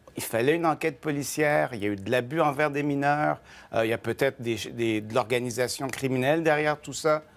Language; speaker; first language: French; native; French